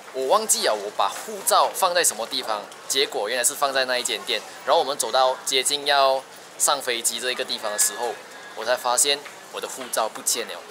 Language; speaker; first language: Chinese; native; Chinese